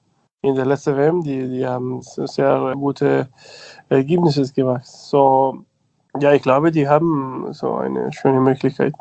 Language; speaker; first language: German; non-native, learner; Spanish